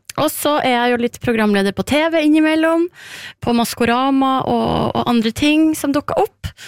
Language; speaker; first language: Norwegian; native; Norwegian